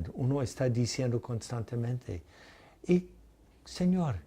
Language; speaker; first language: Spanish; non-native, fluent; English